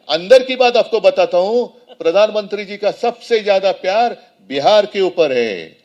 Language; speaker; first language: Hindi; non-native, local second language; Marathi